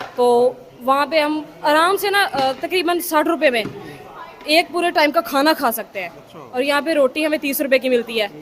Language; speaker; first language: Urdu; non-native, local second language; Punjabi